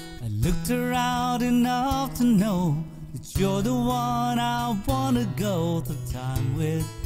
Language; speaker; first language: English; non-native, local second language; Filipino